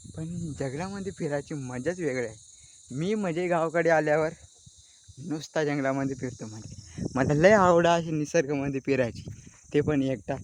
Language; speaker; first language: Marathi; non-native, local second language; Gondi